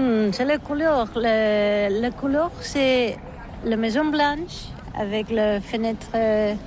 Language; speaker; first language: French; non-native, learner; Catalan